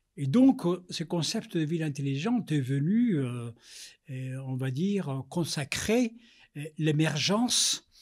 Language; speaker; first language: French; non-native, fluent; Spanish